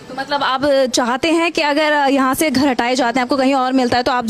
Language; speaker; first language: Hindi; native; Hindi